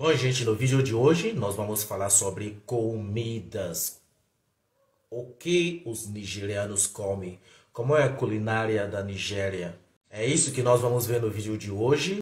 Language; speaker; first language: Portuguese; non-native, fluent; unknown